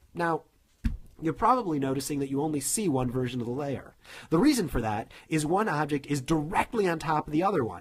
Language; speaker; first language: English; native; English